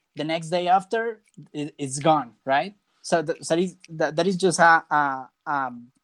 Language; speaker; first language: English; non-native, fluent; Spanish